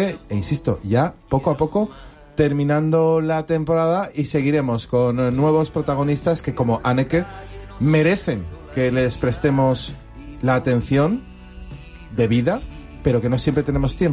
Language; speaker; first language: Spanish; native; Spanish